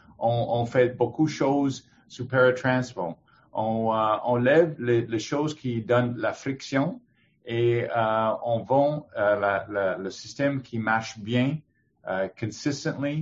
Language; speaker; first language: French; non-native, learner; English